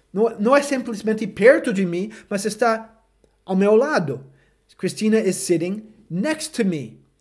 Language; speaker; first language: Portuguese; non-native, fluent; English